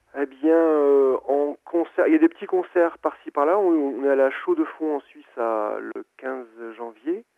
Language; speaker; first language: French; native; French